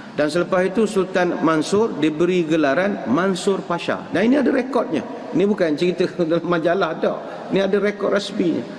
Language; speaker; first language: Malay; native; Malay